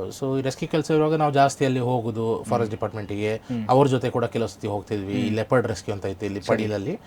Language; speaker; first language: Kannada; non-native, local second language; Konkani